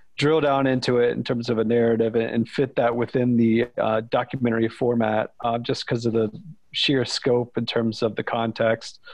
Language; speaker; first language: English; native; English